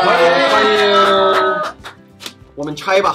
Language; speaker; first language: Chinese; non-native, fluent; Danish